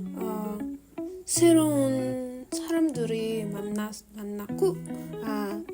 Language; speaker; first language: Korean; non-native, learner; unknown